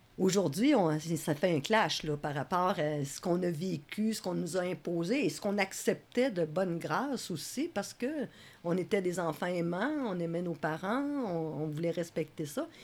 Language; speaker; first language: French; native; French